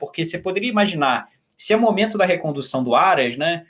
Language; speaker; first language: Portuguese; native; Portuguese